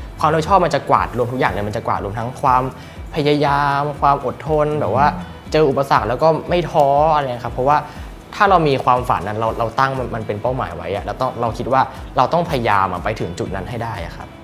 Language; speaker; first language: Thai; native; Thai